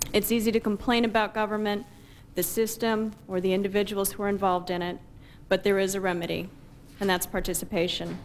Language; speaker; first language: English; native; English